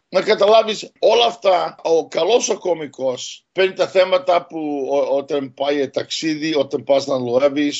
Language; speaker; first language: Greek; early bilingual, heritage; Greek